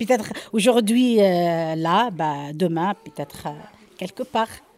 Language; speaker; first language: French; non-native, learner; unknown